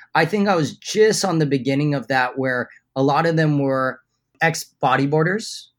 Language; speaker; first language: English; native; English